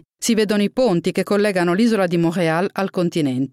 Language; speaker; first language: Italian; native; Italian